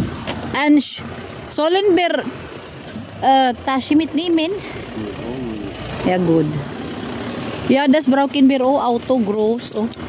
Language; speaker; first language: German; non-native, learner; Cebuano